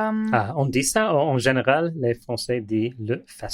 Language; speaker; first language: French; non-native, learner; English